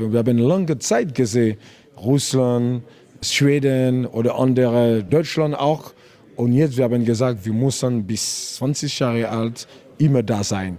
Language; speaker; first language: German; non-native, learner; French